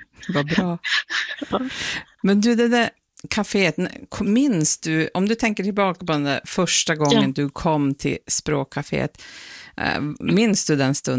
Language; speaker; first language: Swedish; native; Swedish